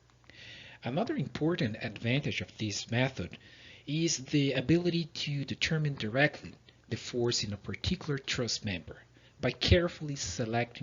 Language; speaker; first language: English; non-native, fluent; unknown